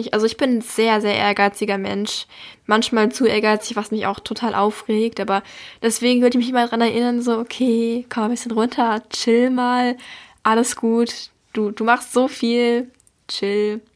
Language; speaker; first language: German; native; German